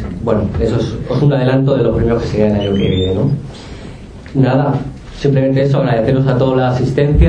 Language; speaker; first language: Spanish; native; Spanish